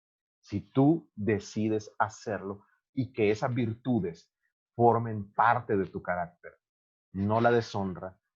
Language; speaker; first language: Spanish; native; Spanish